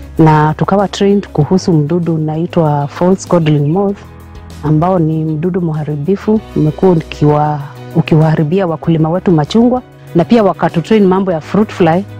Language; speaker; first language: Swahili; non-native, local second language; Kamba